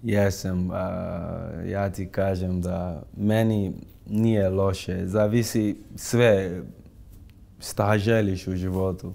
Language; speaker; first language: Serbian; non-native, fluent; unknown